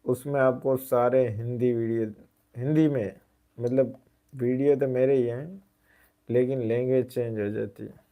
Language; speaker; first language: Hindi; non-native, local second language; Gujarati